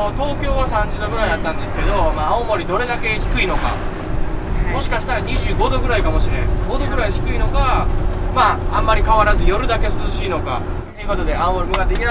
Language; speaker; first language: Japanese; native; Japanese